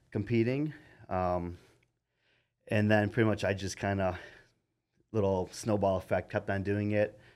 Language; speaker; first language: English; native; English